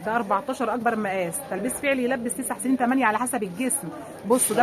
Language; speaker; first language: Arabic; native; Arabic